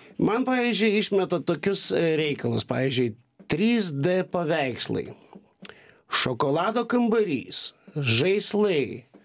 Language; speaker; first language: Lithuanian; native; Lithuanian